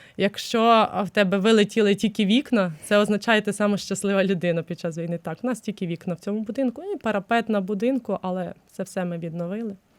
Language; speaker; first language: Ukrainian; native; Ukrainian